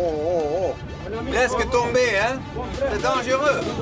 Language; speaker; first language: French; non-native, learner; Dutch